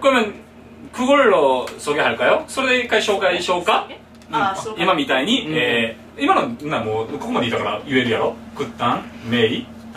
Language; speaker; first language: Korean; non-native, fluent; Japanese